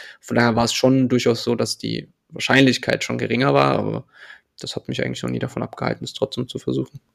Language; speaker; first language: German; early bilingual, other home language; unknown